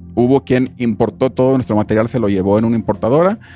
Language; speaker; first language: Spanish; native; Spanish